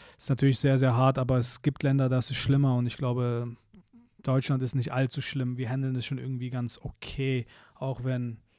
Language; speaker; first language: German; early bilingual, other home language; Polish